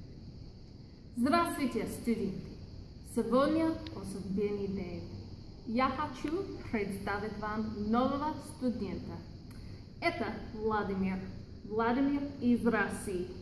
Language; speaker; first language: Russian; non-native, fluent; English